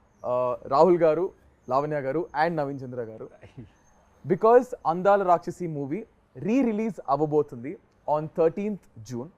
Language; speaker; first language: Telugu; native; Telugu